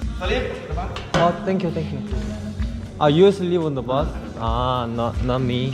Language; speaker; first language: English; non-native, learner; Korean